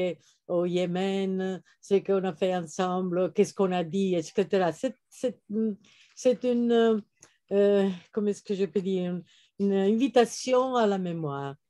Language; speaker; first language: French; non-native, fluent; Italian